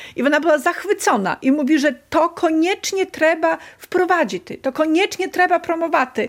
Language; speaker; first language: Polish; non-native, local second language; Belarusian